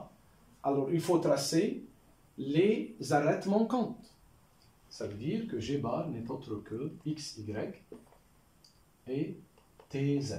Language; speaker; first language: French; non-native, local second language; Arabic